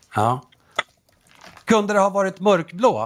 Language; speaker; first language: Swedish; native; Swedish